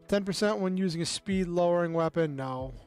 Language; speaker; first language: English; native; English